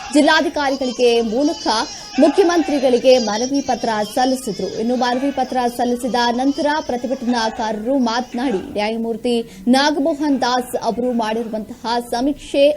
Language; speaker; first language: Kannada; native; Kannada